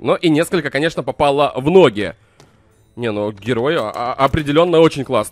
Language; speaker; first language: Russian; native; Russian